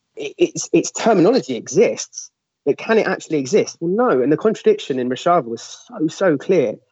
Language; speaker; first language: English; native; English